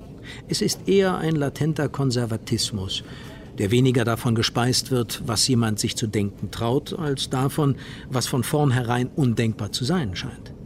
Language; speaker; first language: German; native; German